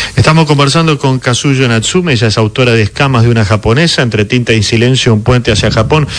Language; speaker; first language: Spanish; native; Spanish